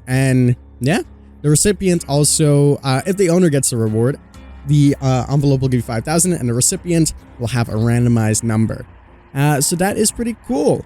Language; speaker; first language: English; native; English